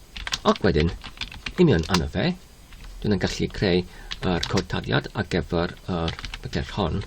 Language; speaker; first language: Welsh; non-native, learner; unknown